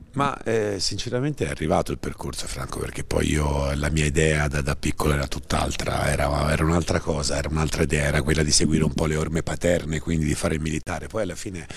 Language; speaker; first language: Italian; native; Italian